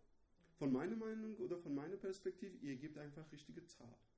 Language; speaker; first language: German; non-native, learner; Persian